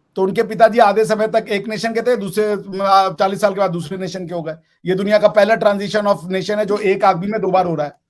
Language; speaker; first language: Hindi; native; Hindi